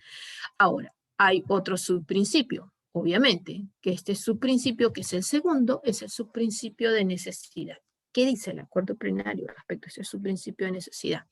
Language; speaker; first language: Spanish; native; Spanish